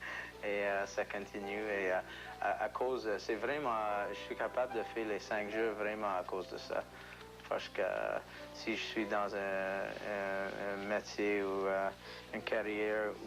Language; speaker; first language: French; non-native, local second language; English